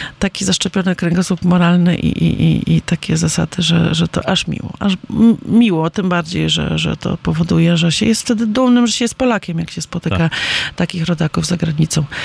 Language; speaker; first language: Polish; native; Polish